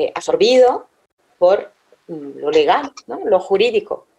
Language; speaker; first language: Spanish; non-native, fluent; French